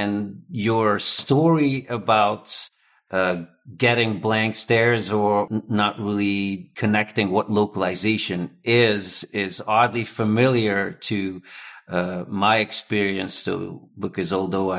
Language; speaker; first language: English; non-native, fluent; Dutch